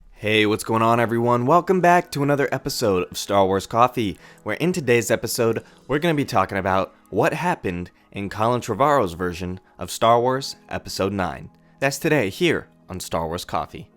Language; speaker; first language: English; native; English